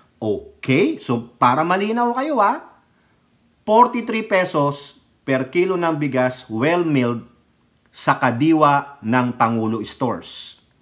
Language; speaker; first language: Filipino; native; Filipino